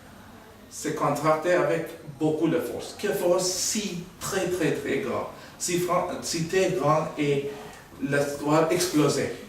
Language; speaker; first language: French; non-native, learner; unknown